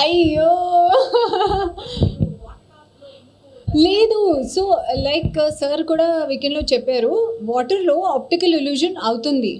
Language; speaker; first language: Telugu; non-native, learner; Hindi